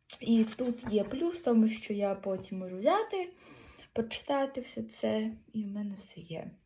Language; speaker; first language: Ukrainian; non-native, local second language; Russian